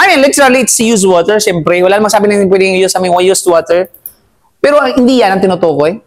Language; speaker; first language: Filipino; native; Filipino